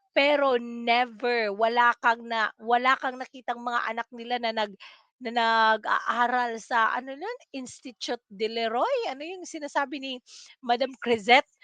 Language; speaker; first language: Filipino; non-native, local second language; Cebuano